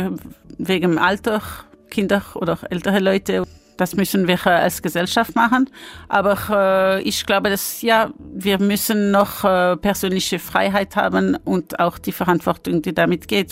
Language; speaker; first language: German; non-native, fluent; French